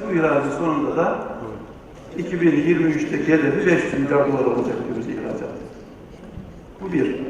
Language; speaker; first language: Turkish; native; Turkish